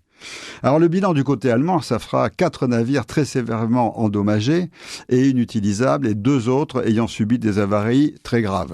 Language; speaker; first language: French; native; French